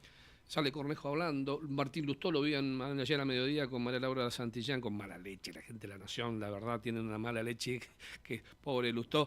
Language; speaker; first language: Spanish; native; Spanish